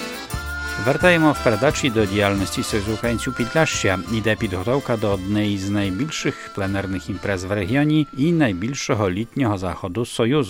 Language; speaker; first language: Ukrainian; native; Ukrainian